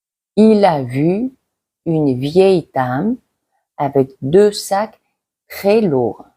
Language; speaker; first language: French; non-native, fluent; Mongolian